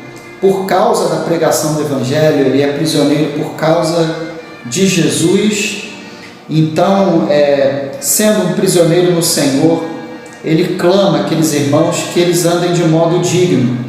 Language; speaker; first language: Portuguese; native; Portuguese